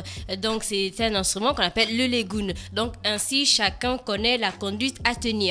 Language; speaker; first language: French; native; French